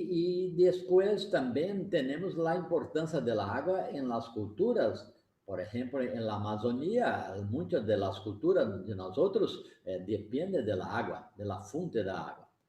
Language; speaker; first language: Portuguese; non-native, learner; Spanish